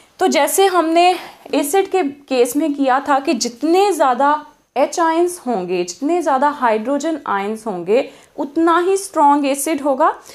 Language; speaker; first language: Hindi; non-native, local second language; Punjabi